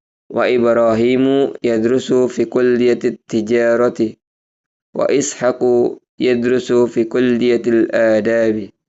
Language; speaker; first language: Arabic; non-native, fluent; Indonesian